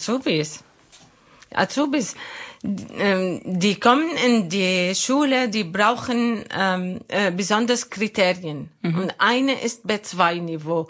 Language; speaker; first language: German; non-native, learner; Arabic